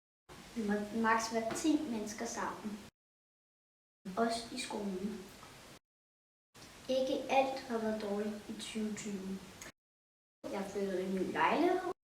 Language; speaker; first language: Danish; non-native, learner; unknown